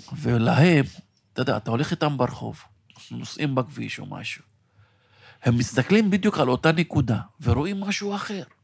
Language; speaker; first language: Hebrew; non-native, local second language; Arabic